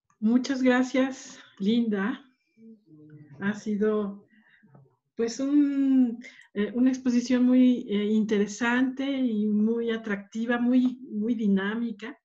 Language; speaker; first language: Spanish; native; Spanish